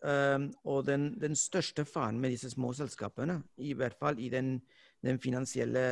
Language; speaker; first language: Norwegian; non-native, fluent; Spanish